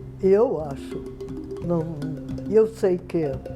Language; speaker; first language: Portuguese; non-native, fluent; Hungarian